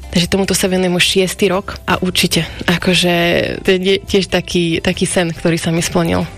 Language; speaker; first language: Slovak; non-native, local second language; Hungarian